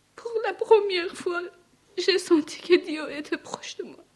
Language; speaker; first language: French; non-native, learner; Persian